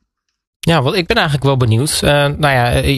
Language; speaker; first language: Dutch; native; Dutch